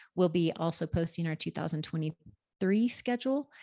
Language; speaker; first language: English; native; English